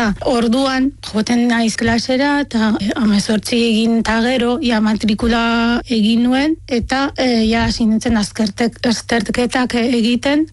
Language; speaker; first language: Basque; non-native, fluent; Arabic